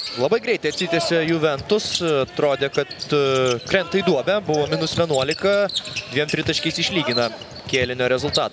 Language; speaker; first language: Lithuanian; native; Lithuanian